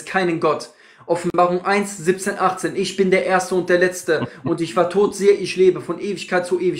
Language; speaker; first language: German; native; German